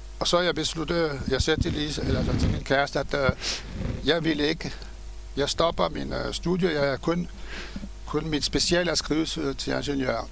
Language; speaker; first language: Danish; non-native, fluent; French